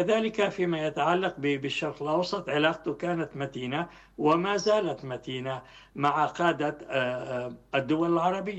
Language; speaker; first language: Arabic; native; Arabic